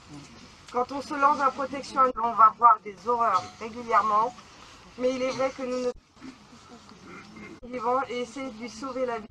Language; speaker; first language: French; native; French